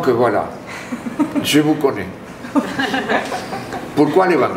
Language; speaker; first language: French; non-native, fluent; Spanish